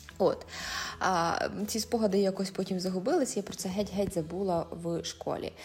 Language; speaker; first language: Ukrainian; native; Ukrainian